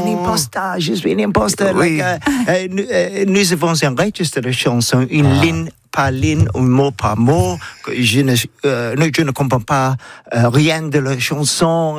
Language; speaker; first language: French; non-native, learner; English